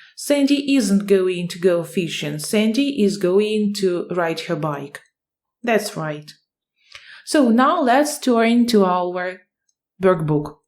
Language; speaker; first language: English; non-native, fluent; Ukrainian